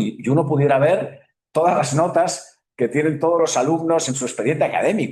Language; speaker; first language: Spanish; native; Spanish